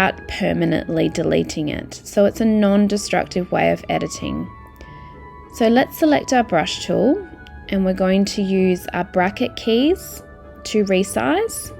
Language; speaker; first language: English; native; English